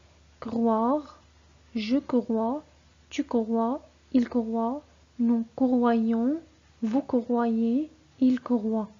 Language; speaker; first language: French; non-native, fluent; Arabic